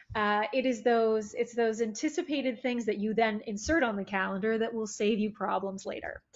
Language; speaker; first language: English; native; English